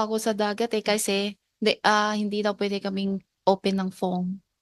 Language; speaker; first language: Filipino; non-native, learner; Chinese